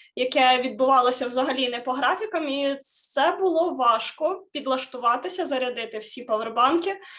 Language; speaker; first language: Ukrainian; native; Ukrainian